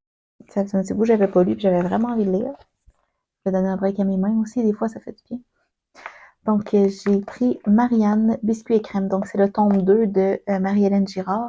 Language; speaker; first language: French; native; French